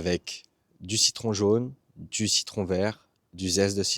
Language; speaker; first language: French; native; French